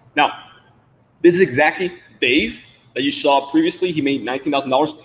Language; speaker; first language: English; non-native, fluent; Spanish